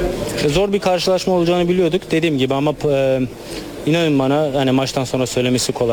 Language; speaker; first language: Turkish; native; Turkish